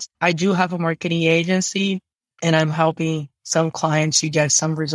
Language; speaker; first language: English; non-native, fluent; Portuguese